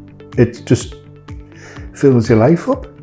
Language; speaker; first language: English; native; English